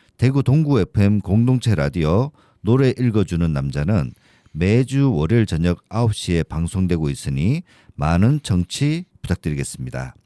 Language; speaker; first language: Korean; native; Korean